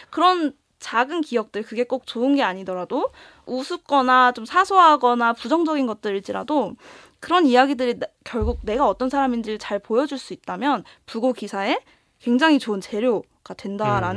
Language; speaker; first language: Korean; native; Korean